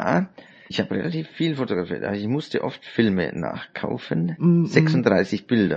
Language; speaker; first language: German; native; German